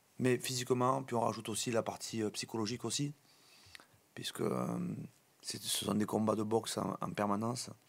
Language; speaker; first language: French; native; French